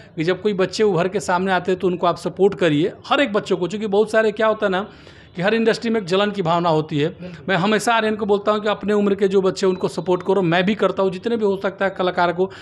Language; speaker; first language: Hindi; native; Hindi